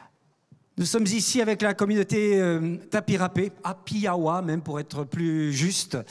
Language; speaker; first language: French; native; French